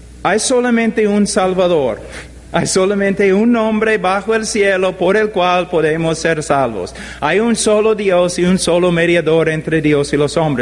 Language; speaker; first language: Spanish; non-native, fluent; English